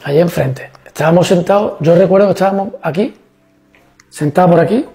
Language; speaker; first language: Spanish; native; Spanish